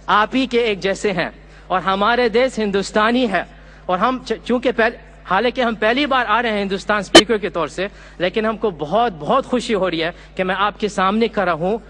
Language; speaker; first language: Urdu; early bilingual, heritage; Urdu